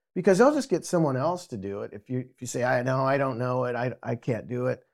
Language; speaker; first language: English; native; English